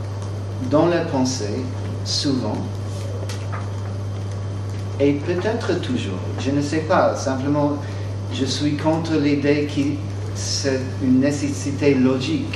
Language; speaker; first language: French; non-native, fluent; English